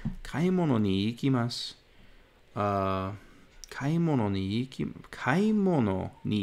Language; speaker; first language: Japanese; non-native, learner; English